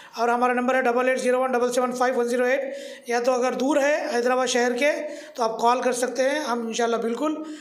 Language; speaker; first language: Hindi; native; Hindi